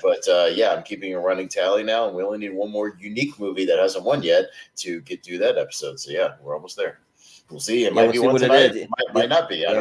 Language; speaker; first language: English; native; English